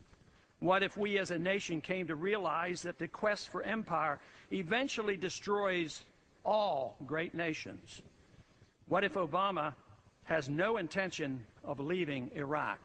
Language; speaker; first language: English; native; English